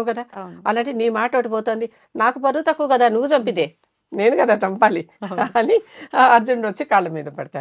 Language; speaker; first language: Telugu; native; Telugu